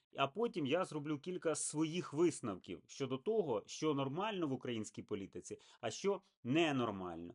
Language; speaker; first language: Ukrainian; native; Ukrainian